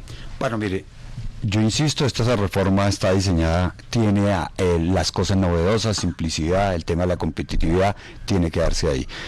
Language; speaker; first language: Spanish; native; Spanish